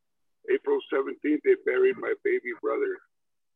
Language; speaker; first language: English; non-native, fluent; Cree